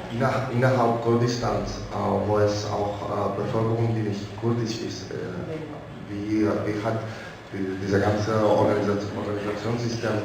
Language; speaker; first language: German; non-native, fluent; Catalan